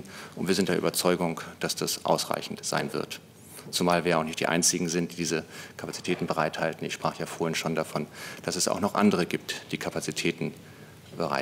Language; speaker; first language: German; native; German